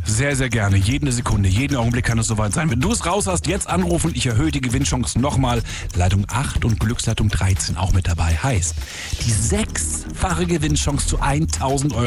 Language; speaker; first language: German; native; German